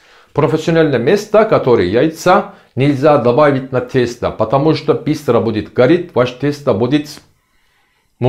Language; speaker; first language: Russian; non-native, learner; Turkish